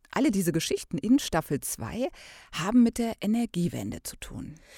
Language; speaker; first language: German; native; German